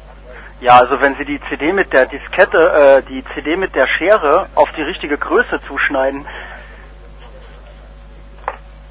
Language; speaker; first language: German; native; German